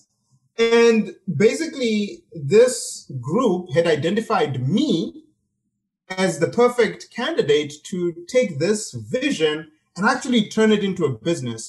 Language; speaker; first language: English; non-native, local second language; Shona